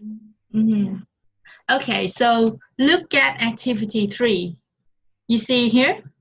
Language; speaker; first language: English; non-native, fluent; Vietnamese